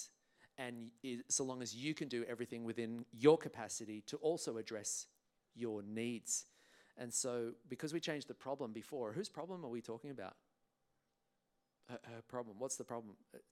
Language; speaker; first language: English; native; English